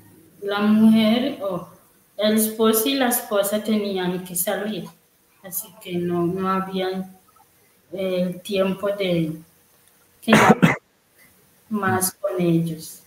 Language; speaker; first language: Spanish; non-native, learner; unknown